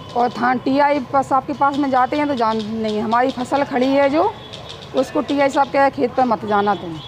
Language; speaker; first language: Hindi; native; Hindi